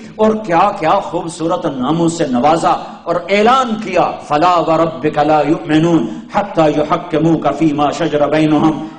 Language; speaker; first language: Urdu; non-native, local second language; Punjabi